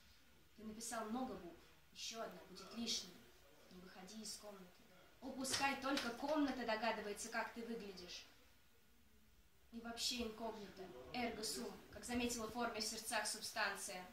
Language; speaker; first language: Russian; native; Russian